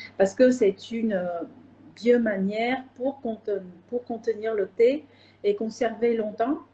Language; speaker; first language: French; non-native, fluent; Vietnamese